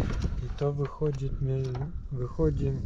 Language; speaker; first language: Polish; non-native, learner; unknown